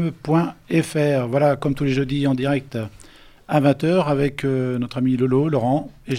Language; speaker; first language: French; native; French